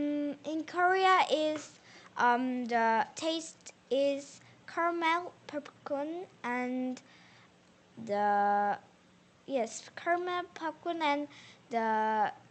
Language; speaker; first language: English; non-native, learner; Korean